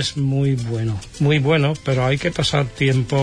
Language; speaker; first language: Spanish; non-native, fluent; English